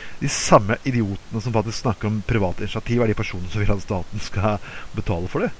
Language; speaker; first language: Norwegian; native; Norwegian